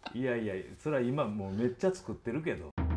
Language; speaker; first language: Japanese; native; Japanese